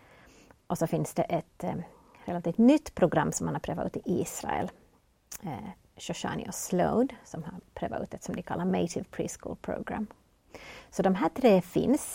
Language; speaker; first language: Swedish; native; Swedish